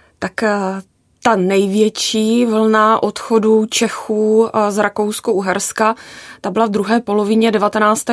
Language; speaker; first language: Czech; native; Czech